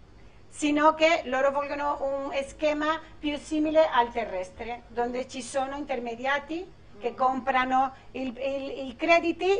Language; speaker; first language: Italian; non-native, learner; Spanish